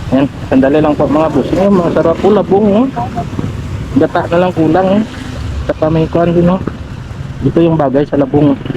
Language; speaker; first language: Filipino; non-native, local second language; Hiligaynon